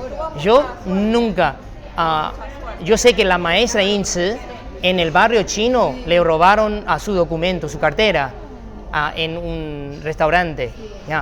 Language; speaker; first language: Spanish; non-native, fluent; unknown